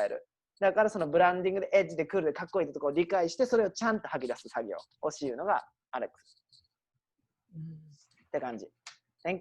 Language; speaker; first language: Japanese; native; Japanese